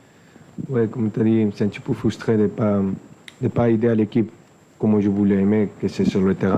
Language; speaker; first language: French; non-native, fluent; Spanish